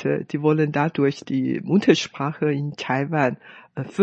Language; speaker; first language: German; non-native, fluent; Hakka Chinese